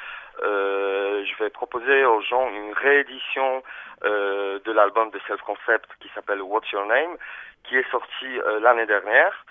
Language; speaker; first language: French; early bilingual, other home language; Polish